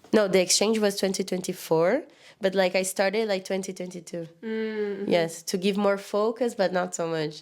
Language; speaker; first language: English; non-native, learner; Portuguese